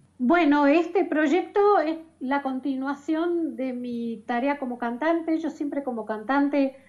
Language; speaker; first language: Spanish; native; Spanish